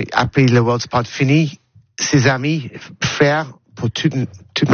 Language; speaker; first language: French; non-native, learner; English